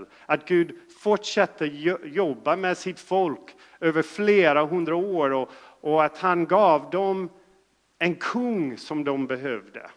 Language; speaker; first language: Swedish; non-native, fluent; English